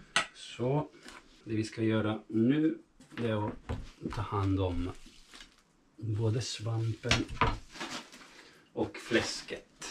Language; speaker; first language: Swedish; non-native, fluent; Italian